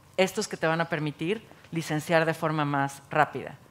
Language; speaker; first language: Spanish; native; Spanish